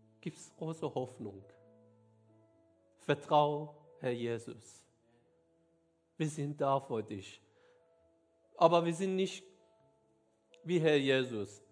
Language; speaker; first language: German; non-native, learner; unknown